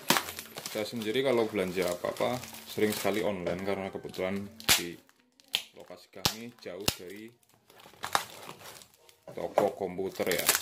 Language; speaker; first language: Indonesian; native; Indonesian